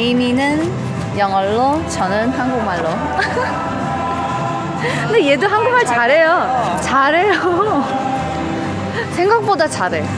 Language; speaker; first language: Korean; early bilingual, heritage; Korean